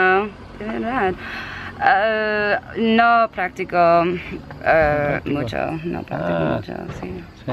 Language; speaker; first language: Spanish; non-native, learner; English